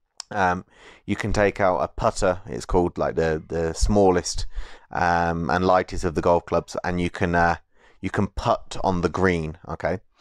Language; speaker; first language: English; native; English